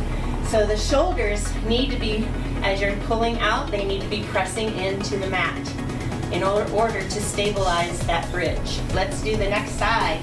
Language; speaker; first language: English; native; English